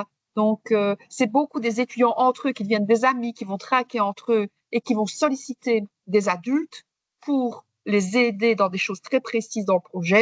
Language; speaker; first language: French; native; French